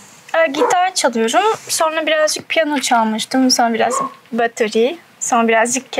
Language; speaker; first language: Turkish; early bilingual, heritage; Turkish